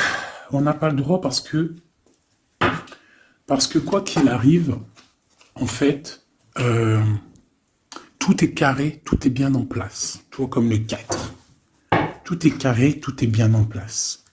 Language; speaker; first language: French; native; French